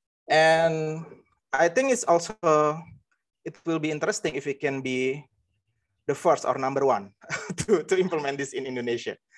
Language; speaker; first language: English; non-native, fluent; Indonesian